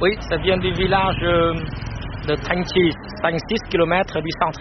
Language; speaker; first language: French; non-native, fluent; Vietnamese